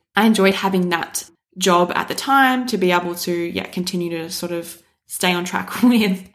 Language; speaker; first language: English; native; English